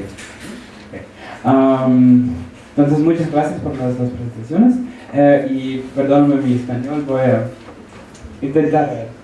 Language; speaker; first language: Spanish; non-native, fluent; French